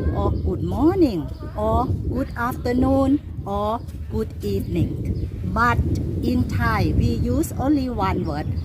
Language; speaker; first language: English; non-native, learner; Thai